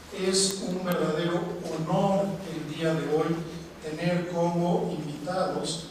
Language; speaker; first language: Spanish; native; Spanish